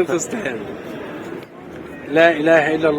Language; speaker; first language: Egyptian Arabic; native; Egyptian Arabic